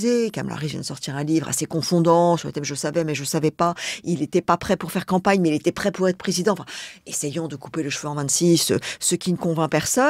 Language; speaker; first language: French; native; French